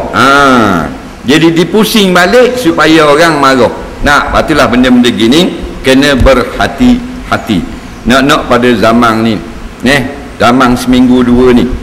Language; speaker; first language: Malay; native; Malay